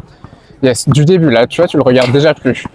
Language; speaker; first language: French; native; French